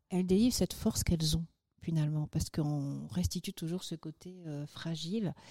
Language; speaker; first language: French; native; French